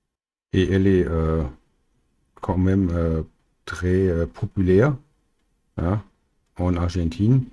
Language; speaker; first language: French; non-native, learner; German